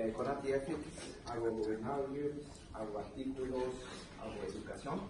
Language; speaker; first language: Spanish; early bilingual, heritage; Spanish